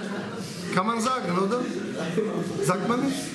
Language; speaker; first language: German; non-native, learner; Hebrew